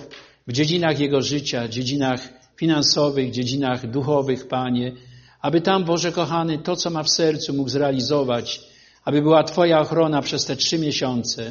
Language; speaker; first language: Polish; native; Polish